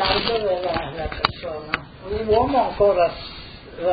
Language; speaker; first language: Italian; non-native, fluent; Slovenian